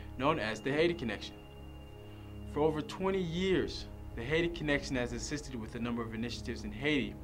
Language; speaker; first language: English; native; English